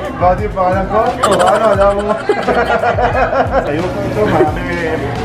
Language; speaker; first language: Filipino; non-native, learner; Arabic